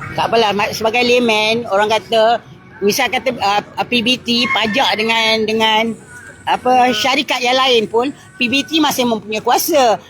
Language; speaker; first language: Malay; native; Malay